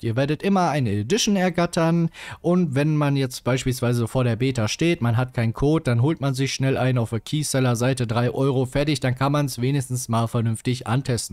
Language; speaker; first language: German; native; German